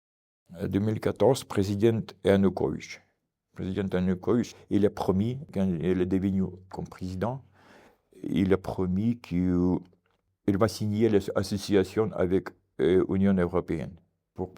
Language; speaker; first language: French; non-native, learner; Ukrainian